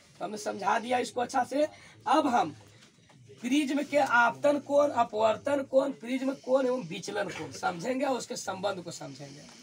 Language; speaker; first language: Hindi; native; Hindi